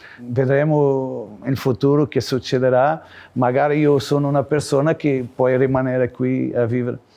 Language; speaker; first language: Italian; non-native, fluent; Portuguese